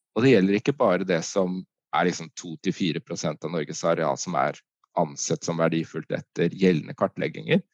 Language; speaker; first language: Norwegian; native; Norwegian